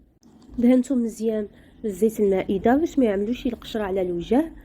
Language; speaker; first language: Arabic; native; Arabic